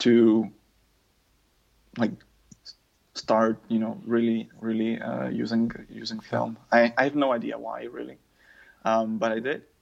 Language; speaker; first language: English; non-native, fluent; German